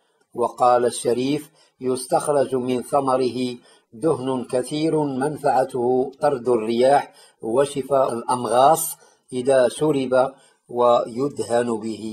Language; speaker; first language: Arabic; native; Arabic